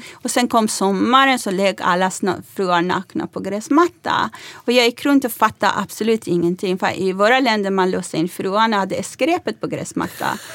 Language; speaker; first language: Swedish; non-native, fluent; Persian